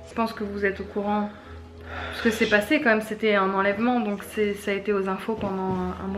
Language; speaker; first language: French; native; French